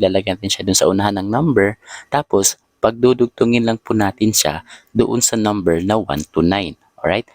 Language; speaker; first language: Filipino; native; Filipino